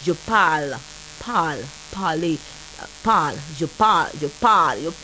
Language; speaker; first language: French; non-native, fluent; Yoruba